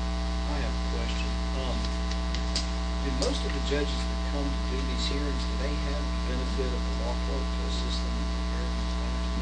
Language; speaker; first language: English; native; English